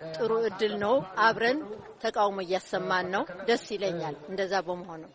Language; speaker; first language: Amharic; non-native, local second language; Tigrinya